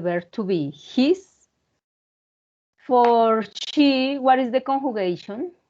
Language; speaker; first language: English; non-native, learner; Spanish